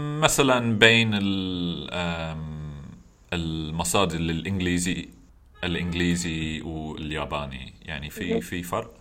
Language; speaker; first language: Arabic; non-native, fluent; English